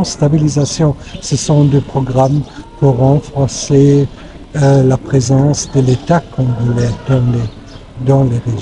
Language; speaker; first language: French; non-native, fluent; German